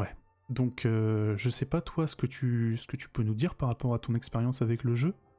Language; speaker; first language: French; native; French